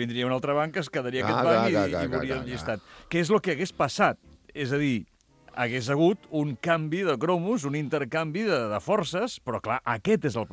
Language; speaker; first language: Catalan; native; Catalan